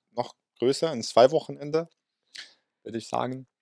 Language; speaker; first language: German; non-native, fluent; Arabic